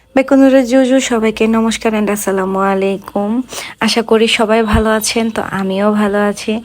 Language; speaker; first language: Bangla; non-native, local second language; Chakma